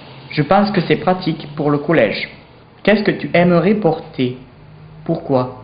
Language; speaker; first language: French; non-native, learner; English